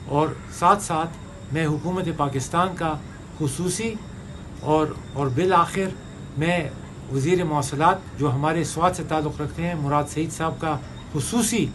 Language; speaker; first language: Urdu; non-native, local second language; Pashto